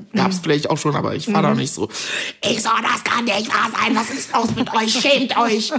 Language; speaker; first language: German; native; German